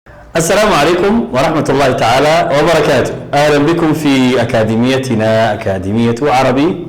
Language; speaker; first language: Arabic; non-native, local second language; Somali